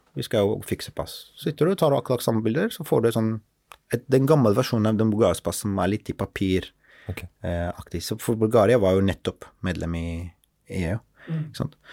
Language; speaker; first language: Norwegian; non-native, fluent; Arabic